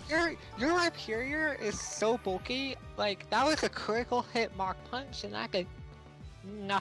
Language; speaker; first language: English; native; English